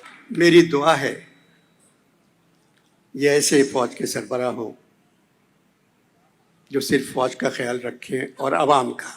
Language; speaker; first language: Urdu; native; Urdu